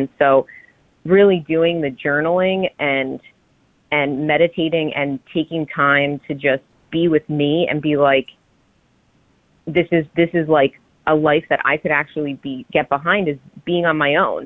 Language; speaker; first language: English; native; English